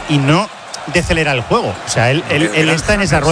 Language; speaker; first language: Spanish; native; Spanish